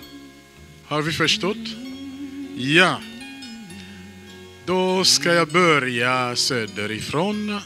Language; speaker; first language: Swedish; non-native, fluent; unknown